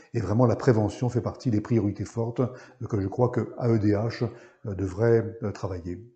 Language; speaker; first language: French; native; French